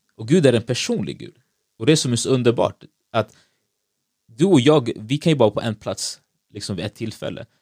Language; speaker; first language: Swedish; early bilingual, other home language; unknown